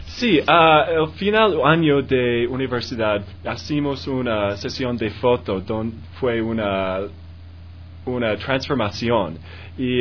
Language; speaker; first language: Spanish; non-native, learner; English